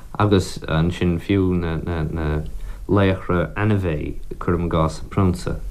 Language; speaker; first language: Irish; native; Irish